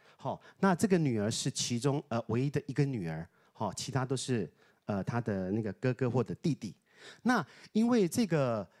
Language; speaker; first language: Chinese; native; Chinese